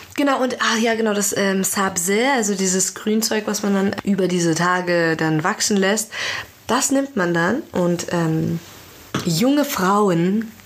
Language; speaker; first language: German; early bilingual, other home language; Persian